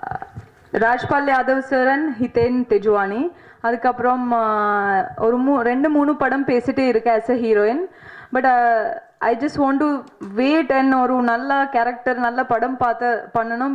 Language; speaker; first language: Tamil; non-native, learner; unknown